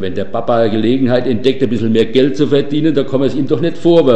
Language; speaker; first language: German; native; German